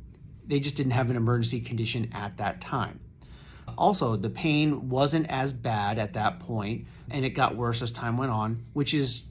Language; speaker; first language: English; native; English